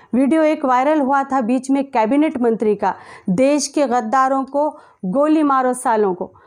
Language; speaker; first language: Hindi; native; Hindi